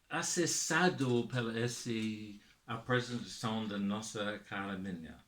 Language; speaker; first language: Portuguese; non-native, learner; English